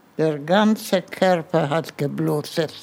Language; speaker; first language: German; non-native, fluent; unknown